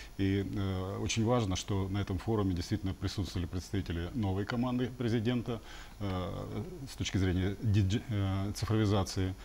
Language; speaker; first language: Russian; native; Russian